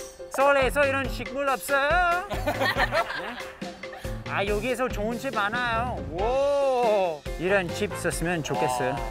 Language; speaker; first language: Korean; non-native, learner; English